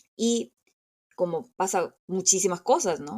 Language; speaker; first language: Spanish; non-native, fluent; Korean